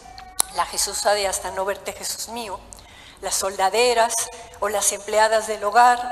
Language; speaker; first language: Spanish; native; Spanish